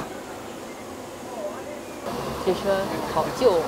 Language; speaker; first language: Chinese; native; Chinese